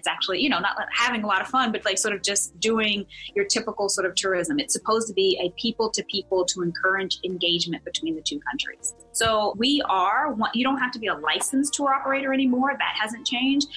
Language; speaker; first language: English; native; English